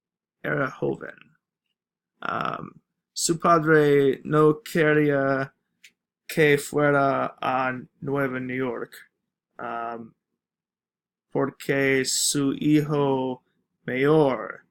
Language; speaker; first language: Spanish; non-native, learner; English